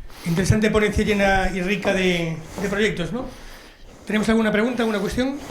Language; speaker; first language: Spanish; native; Spanish